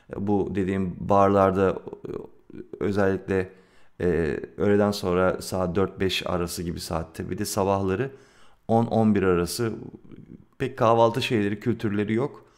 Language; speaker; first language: Turkish; native; Turkish